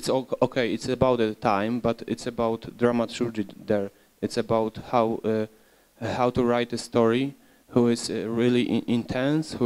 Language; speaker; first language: English; non-native, learner; Polish